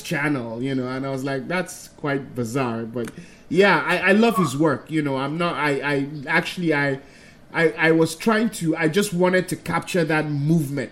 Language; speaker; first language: English; non-native, local second language; Hausa